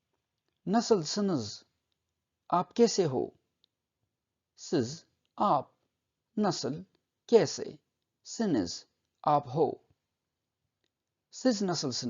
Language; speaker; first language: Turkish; non-native, fluent; Urdu